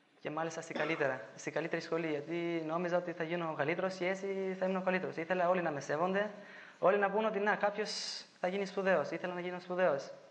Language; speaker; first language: Greek; non-native, fluent; Albanian